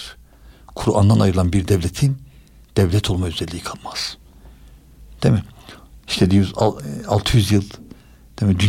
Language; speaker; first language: Turkish; native; Turkish